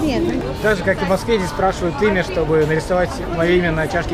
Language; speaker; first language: Russian; native; Russian